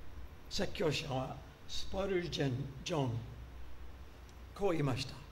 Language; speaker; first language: Japanese; non-native, fluent; English